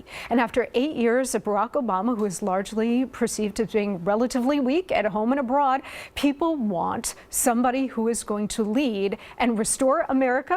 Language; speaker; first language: English; native; English